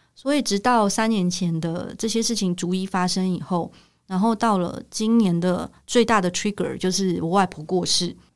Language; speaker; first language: Chinese; native; Chinese